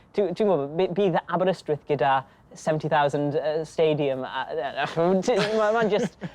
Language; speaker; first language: Welsh; non-native, local second language; English